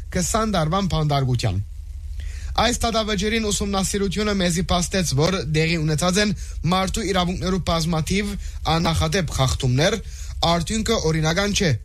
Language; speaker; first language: Armenian; early bilingual, heritage; Armenian